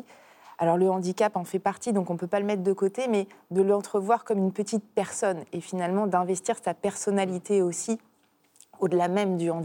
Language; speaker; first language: French; native; French